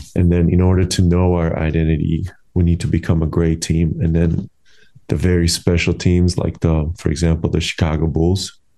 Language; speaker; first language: English; non-native, fluent; Slovak